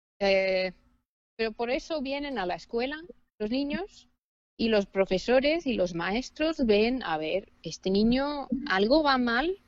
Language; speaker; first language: Spanish; non-native, fluent; Finnish